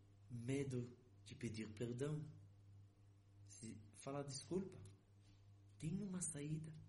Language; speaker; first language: Portuguese; non-native, fluent; Hebrew